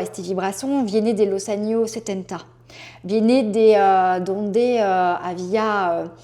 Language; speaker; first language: Spanish; non-native, fluent; French